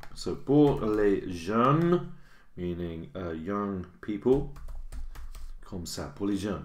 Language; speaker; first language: French; non-native, fluent; English